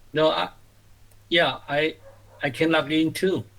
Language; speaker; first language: English; non-native, learner; Chinese